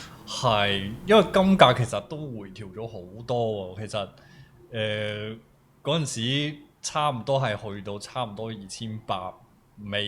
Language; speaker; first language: Cantonese; native; Cantonese